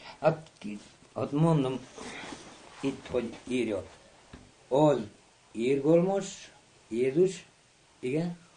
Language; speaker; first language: Hungarian; native; Hungarian